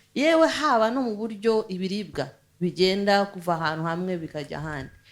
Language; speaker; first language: Kinyarwanda; early bilingual, heritage; Kinyarwanda